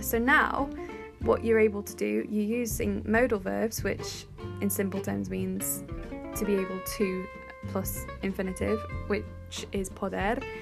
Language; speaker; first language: English; native; English